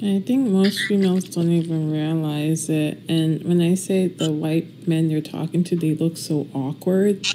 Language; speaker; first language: English; native; English